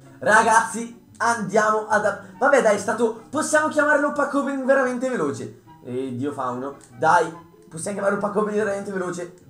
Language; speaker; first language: Italian; native; Italian